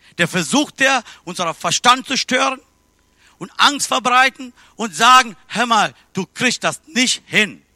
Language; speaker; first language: German; non-native, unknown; Tamil